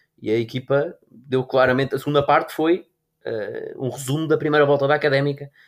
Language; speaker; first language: Portuguese; native; Portuguese